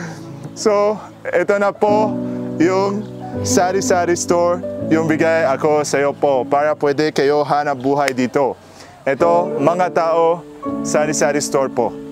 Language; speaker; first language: Filipino; non-native, learner; Arabic